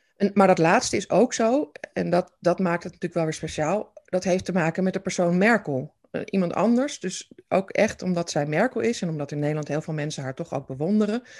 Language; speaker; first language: Dutch; native; Dutch